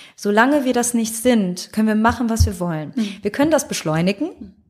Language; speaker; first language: German; native; German